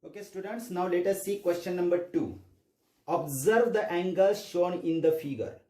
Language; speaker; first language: English; non-native, local second language; Marathi